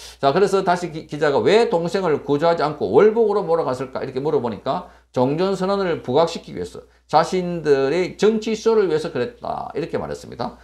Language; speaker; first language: Korean; native; Korean